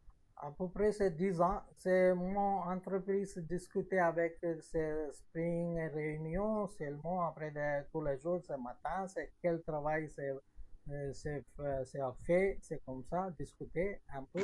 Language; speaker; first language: French; non-native, learner; Tamil